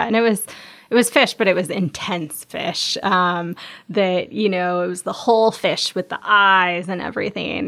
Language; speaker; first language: English; native; English